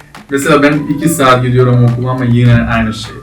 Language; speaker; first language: Turkish; non-native, fluent; Macedonian